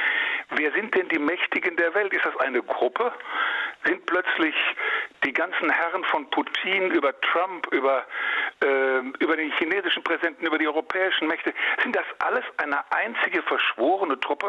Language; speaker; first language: German; native; German